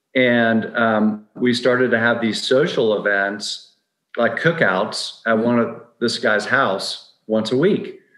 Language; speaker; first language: English; native; English